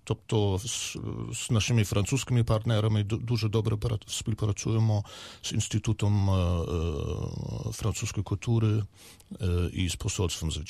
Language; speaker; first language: Ukrainian; non-native, learner; German